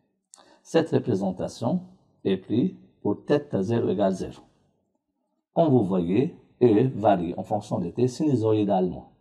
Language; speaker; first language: French; non-native, local second language; Arabic